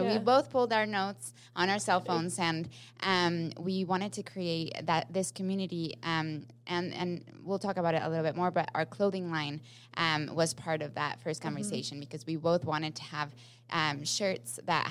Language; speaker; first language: English; non-native, fluent; Spanish